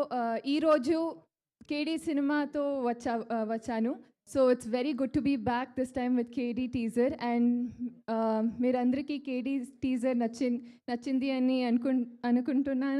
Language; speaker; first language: Telugu; non-native, learner; Kannada